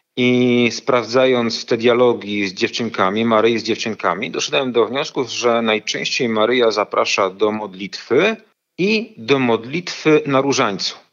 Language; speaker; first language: Polish; native; Polish